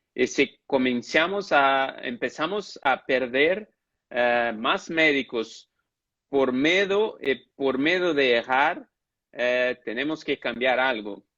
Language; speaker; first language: Spanish; non-native, fluent; Portuguese